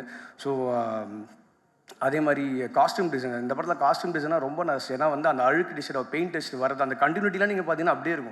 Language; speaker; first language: Tamil; native; Tamil